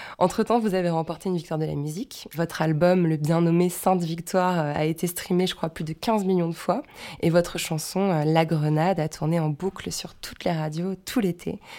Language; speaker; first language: French; native; French